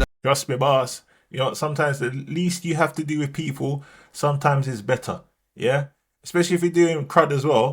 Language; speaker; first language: English; native; English